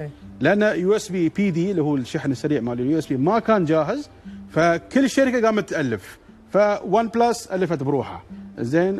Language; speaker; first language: Arabic; native; Arabic